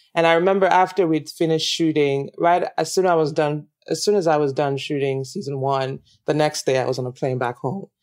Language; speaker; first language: English; non-native, local second language; Yoruba